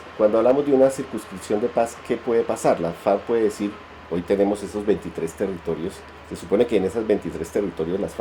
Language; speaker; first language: Spanish; native; Spanish